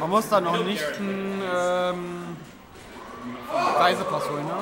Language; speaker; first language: German; native; German